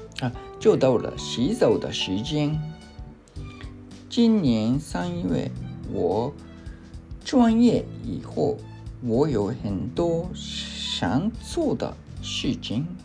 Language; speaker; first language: Chinese; non-native, learner; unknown